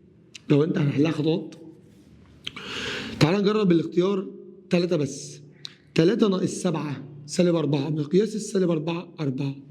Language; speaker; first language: Arabic; native; Arabic